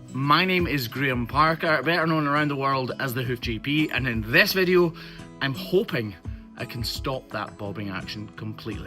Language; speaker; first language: English; native; English